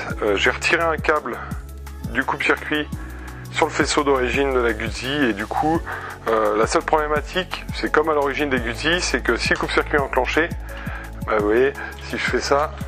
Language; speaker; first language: French; native; French